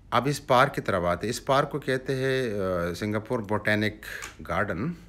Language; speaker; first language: Urdu; non-native, local second language; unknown